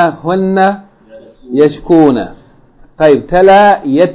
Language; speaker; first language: Arabic; non-native, fluent; English